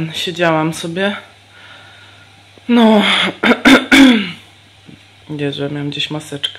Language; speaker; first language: Polish; native; Polish